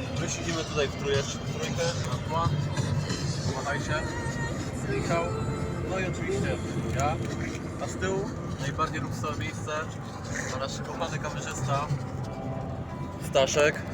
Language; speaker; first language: Polish; native; Polish